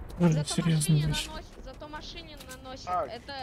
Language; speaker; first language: Russian; native; Russian